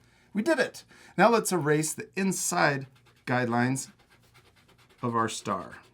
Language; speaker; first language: English; native; English